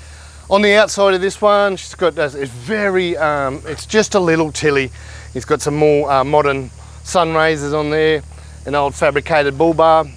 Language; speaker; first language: English; native; English